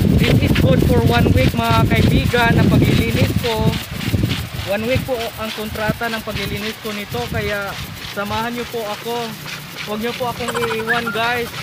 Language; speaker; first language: Filipino; non-native, local second language; Cebuano